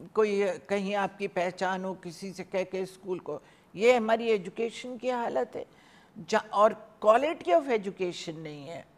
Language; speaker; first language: Hindi; native; Hindi